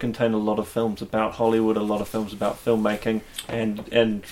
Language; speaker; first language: English; native; English